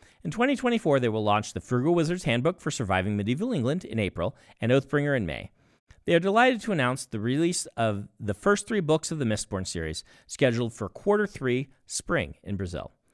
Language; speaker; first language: English; native; English